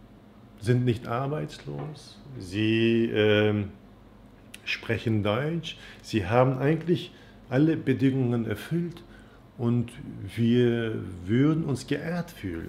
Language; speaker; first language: German; non-native, fluent; Turkish